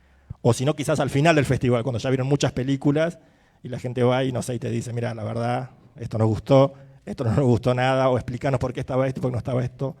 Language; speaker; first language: Spanish; native; Spanish